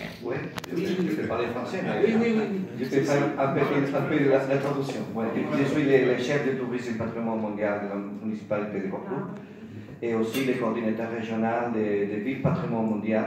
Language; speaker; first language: French; non-native, learner; Spanish